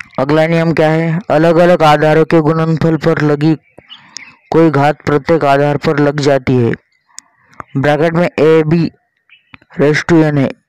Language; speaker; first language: Hindi; non-native, local second language; Marathi